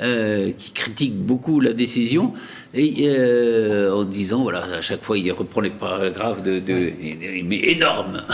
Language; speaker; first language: French; native; French